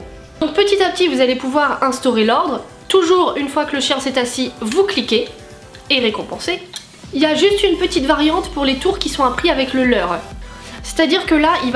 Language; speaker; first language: French; native; French